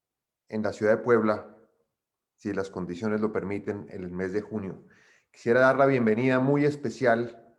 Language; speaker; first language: Spanish; native; Spanish